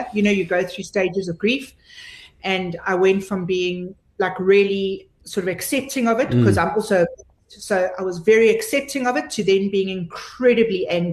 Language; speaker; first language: English; native; English